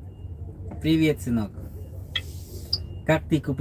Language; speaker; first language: Russian; non-native, learner; English